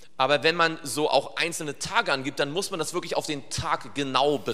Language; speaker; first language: German; native; German